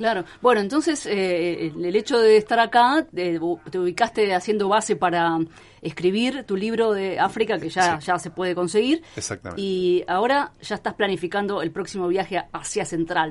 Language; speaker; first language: Spanish; native; Spanish